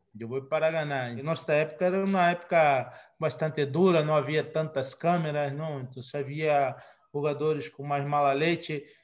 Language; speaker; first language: Portuguese; native; Portuguese